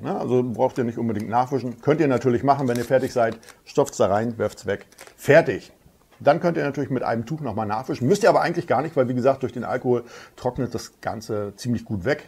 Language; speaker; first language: German; native; German